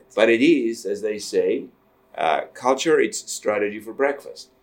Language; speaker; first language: English; non-native, fluent; Greek